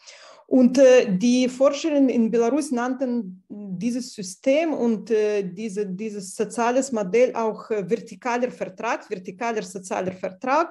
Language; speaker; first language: German; non-native, fluent; Russian